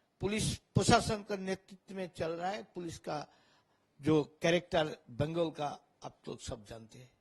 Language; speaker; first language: Hindi; non-native, local second language; Bangla